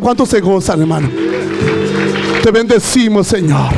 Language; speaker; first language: Spanish; native; Spanish